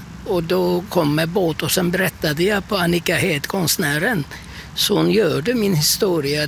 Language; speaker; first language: Swedish; non-native, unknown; Turkish